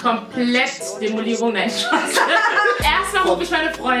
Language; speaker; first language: German; native; German